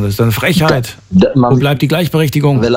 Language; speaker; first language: German; native; German